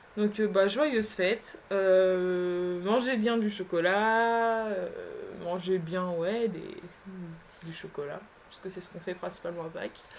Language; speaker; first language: French; early bilingual, other home language; Polish